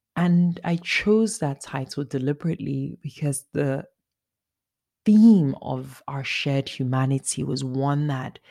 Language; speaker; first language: English; non-native, local second language; Igbo